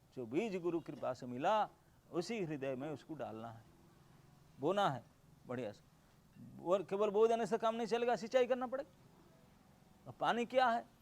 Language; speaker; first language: Hindi; non-native, local second language; Bangla